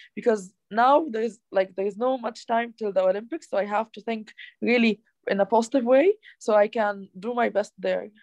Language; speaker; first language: English; non-native, fluent; Arabic